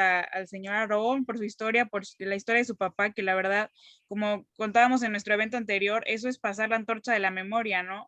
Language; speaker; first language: Spanish; native; Spanish